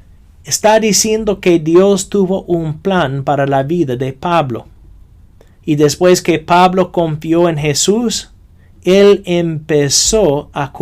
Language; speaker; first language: Spanish; non-native, fluent; English